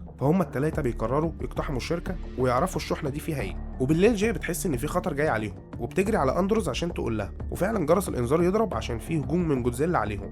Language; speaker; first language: Arabic; native; Arabic